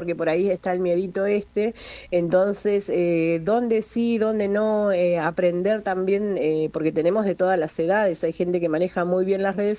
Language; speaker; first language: Spanish; native; Spanish